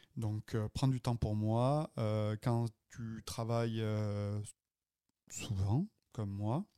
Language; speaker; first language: French; native; French